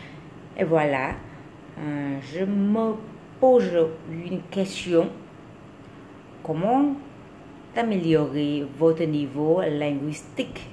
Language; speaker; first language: French; non-native, learner; Vietnamese